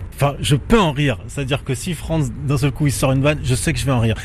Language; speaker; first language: French; native; French